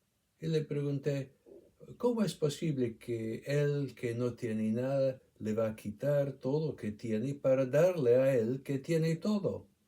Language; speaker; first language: Spanish; non-native, fluent; English